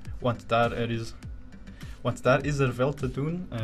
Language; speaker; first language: Dutch; non-native, learner; Spanish